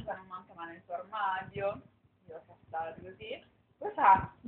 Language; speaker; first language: Italian; native; Italian